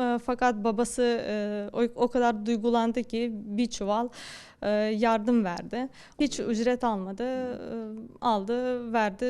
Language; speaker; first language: Turkish; non-native, fluent; Ukrainian